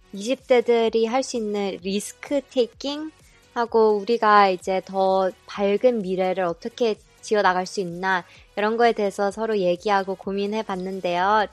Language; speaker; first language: Korean; early bilingual, heritage; Korean